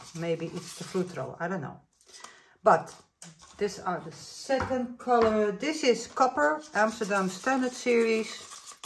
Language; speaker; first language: English; non-native, fluent; Dutch